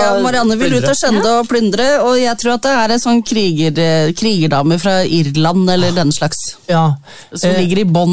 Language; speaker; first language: Norwegian; native; Norwegian